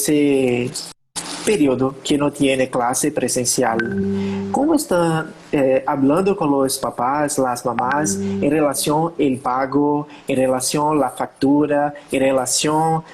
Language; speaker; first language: Spanish; non-native, learner; Portuguese